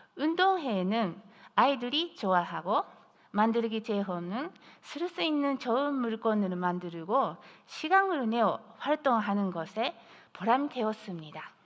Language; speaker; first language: Korean; non-native, fluent; Japanese